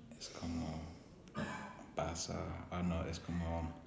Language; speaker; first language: Spanish; non-native, learner; English